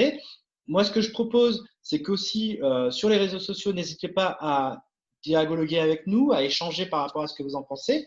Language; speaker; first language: French; native; French